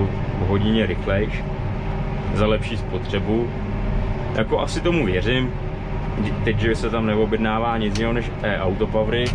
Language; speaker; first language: Czech; native; Czech